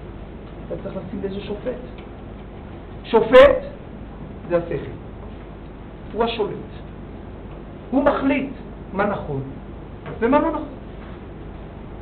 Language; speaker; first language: Hebrew; native; Hebrew